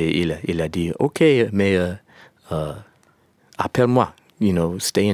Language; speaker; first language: French; non-native, learner; English